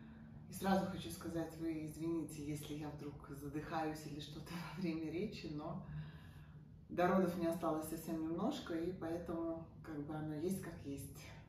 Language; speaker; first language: Russian; native; Russian